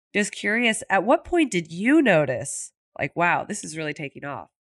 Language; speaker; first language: English; native; English